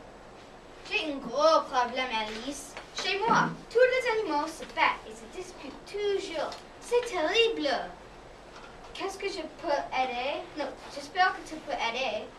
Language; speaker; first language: French; non-native, learner; English